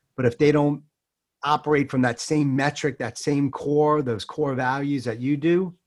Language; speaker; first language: English; native; English